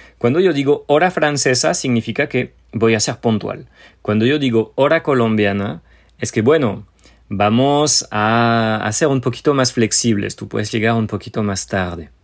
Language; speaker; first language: Spanish; non-native, fluent; French